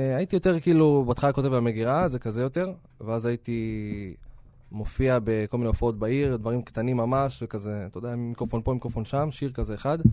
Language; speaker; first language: Hebrew; native; Hebrew